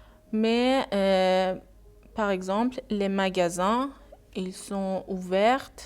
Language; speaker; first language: French; non-native, learner; Persian